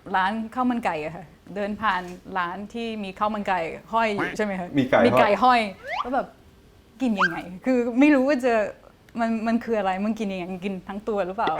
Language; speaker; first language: Thai; non-native, fluent; Portuguese